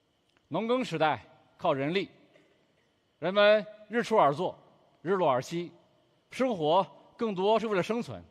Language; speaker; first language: Chinese; native; Chinese